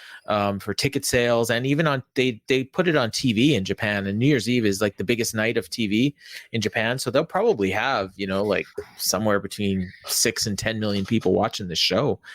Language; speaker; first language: English; native; English